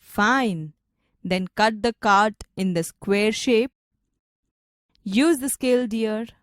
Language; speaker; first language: English; non-native, local second language; Gujarati